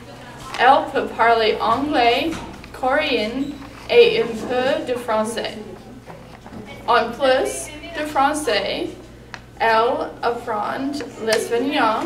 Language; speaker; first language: French; non-native, learner; English